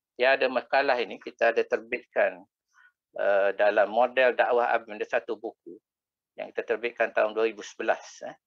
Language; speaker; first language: Malay; native; Malay